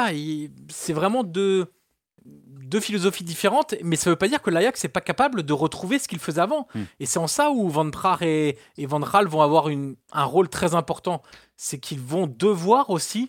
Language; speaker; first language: French; native; French